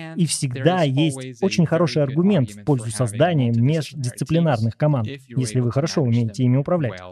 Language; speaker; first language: Russian; non-native, fluent; Spanish